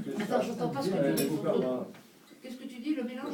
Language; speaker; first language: French; native; French